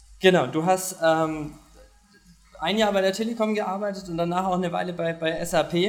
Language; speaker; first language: German; native; German